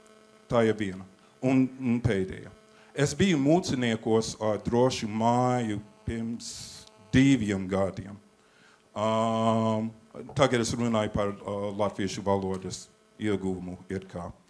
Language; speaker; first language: Latvian; non-native, fluent; English